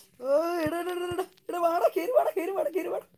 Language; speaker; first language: Malayalam; native; Malayalam